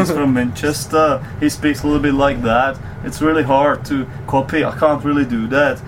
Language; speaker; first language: English; non-native, fluent; Czech